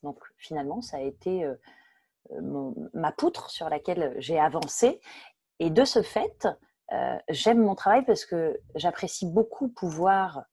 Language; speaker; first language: French; native; French